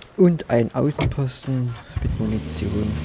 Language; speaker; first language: German; native; German